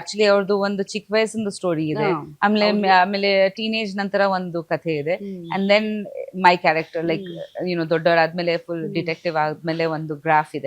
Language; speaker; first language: Kannada; non-native, local second language; Bangla